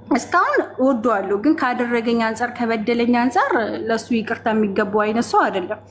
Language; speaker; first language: Amharic; native; Amharic